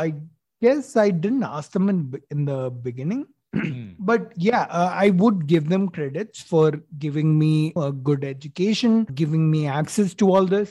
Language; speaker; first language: English; non-native, local second language; Malayalam